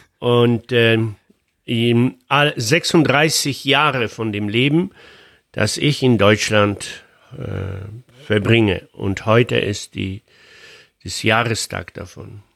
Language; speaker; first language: German; non-native, fluent; Polish